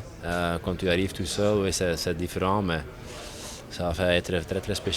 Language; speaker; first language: French; non-native, learner; Dutch